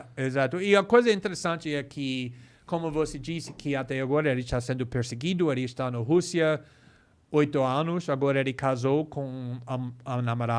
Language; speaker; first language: Portuguese; non-native, fluent; English